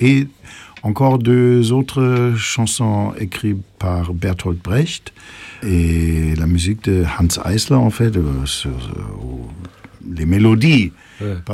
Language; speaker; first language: French; non-native, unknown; German